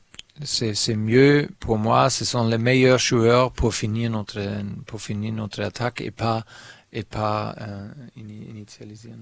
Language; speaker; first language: French; non-native, learner; German